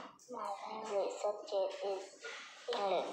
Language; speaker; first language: English; non-native, learner; Vietnamese